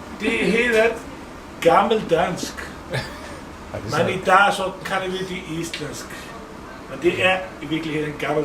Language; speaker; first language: Danish; non-native, fluent; Icelandic